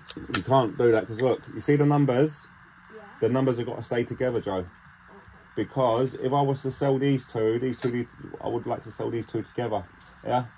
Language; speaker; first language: English; native; English